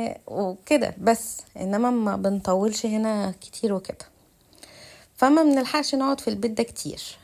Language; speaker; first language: Arabic; native; Arabic